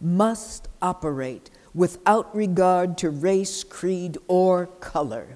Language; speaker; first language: English; native; English